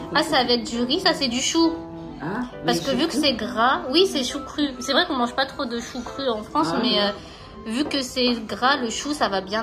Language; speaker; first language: French; native; French